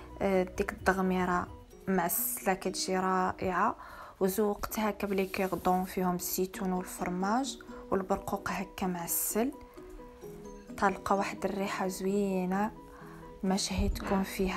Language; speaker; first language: Arabic; native; Arabic